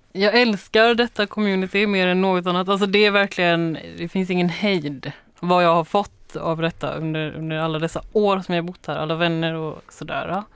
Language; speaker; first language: Swedish; native; Swedish